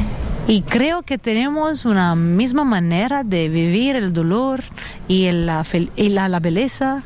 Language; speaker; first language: Spanish; non-native, fluent; Italian